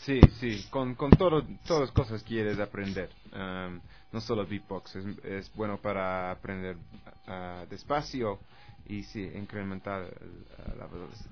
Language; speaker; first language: Spanish; non-native, learner; English